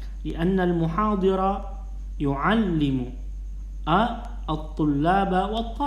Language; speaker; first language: Arabic; non-native, fluent; Indonesian